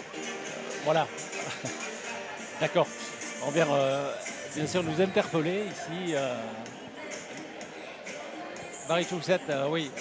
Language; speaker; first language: French; native; French